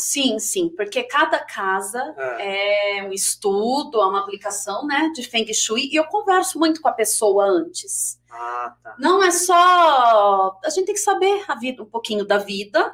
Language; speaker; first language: Portuguese; native; Portuguese